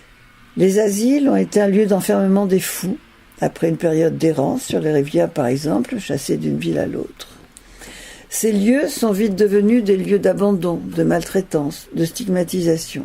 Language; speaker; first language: French; native; French